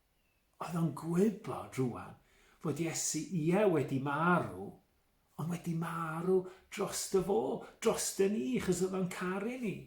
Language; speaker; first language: Welsh; native; Welsh